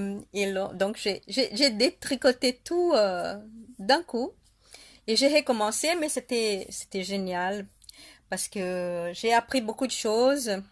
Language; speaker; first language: French; non-native, fluent; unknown